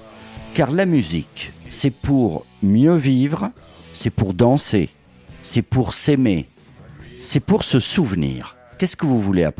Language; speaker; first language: French; native; French